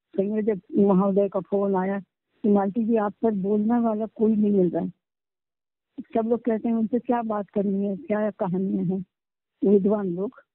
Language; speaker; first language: Hindi; non-native, local second language; Marathi